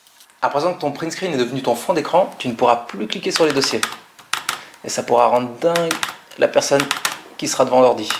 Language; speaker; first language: French; native; French